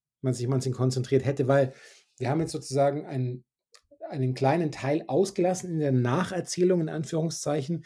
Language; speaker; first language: German; native; German